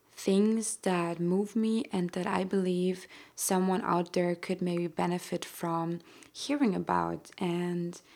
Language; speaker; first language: English; non-native, fluent; German